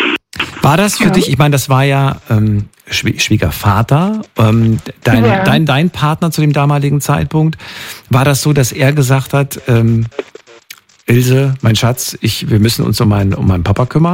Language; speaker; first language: German; native; German